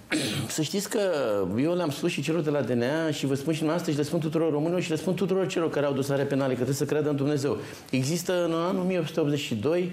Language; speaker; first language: Romanian; native; Romanian